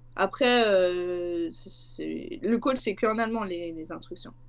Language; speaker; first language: French; native; French